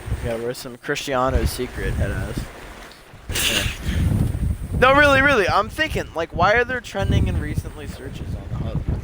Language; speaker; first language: English; native; English